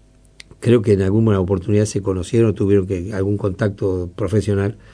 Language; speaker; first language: Spanish; native; Spanish